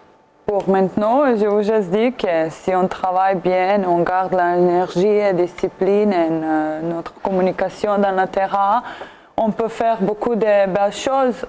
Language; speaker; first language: French; non-native, learner; Serbian